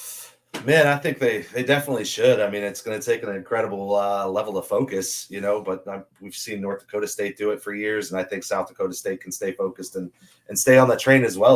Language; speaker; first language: English; native; English